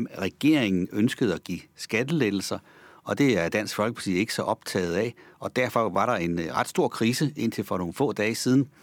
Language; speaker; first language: Danish; native; Danish